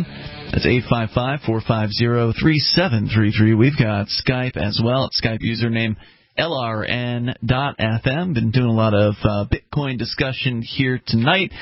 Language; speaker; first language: English; native; English